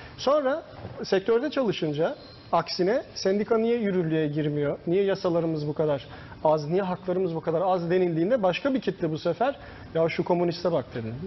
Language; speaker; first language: Turkish; early bilingual, heritage; Turkish